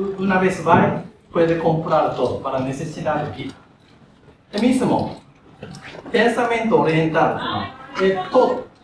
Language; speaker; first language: Spanish; non-native, learner; Japanese